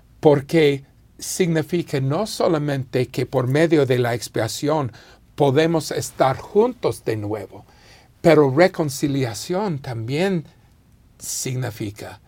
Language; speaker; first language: Spanish; non-native, fluent; English